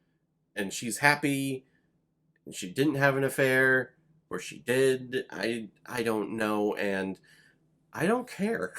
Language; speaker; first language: English; native; English